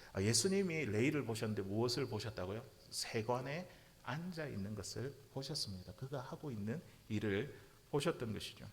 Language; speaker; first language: Korean; native; Korean